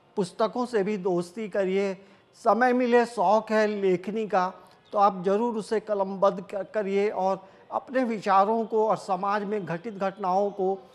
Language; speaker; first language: Hindi; native; Hindi